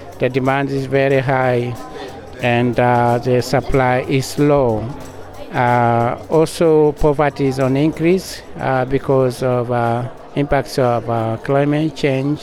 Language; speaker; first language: English; non-native, local second language; Masai